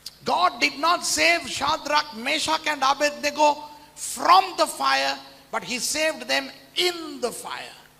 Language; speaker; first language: English; non-native, local second language; Tamil